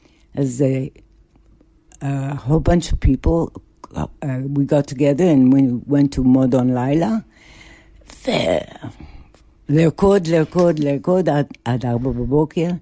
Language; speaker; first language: Hebrew; non-native, fluent; English